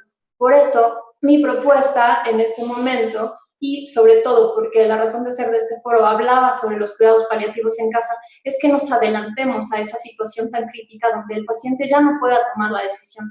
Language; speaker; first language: Spanish; native; Spanish